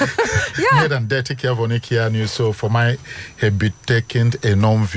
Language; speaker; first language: Dutch; non-native, learner; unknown